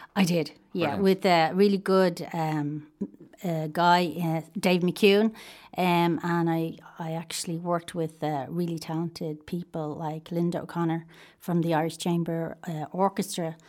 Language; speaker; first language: English; native; English